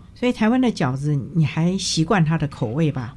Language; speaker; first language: Chinese; native; Chinese